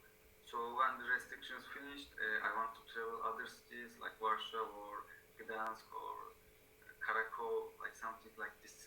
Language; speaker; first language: English; non-native, learner; Turkish